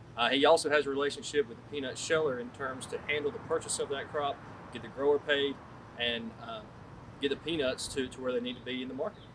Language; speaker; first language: English; native; English